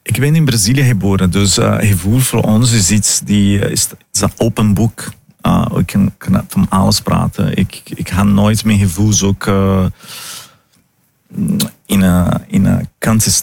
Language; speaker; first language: Dutch; non-native, fluent; Portuguese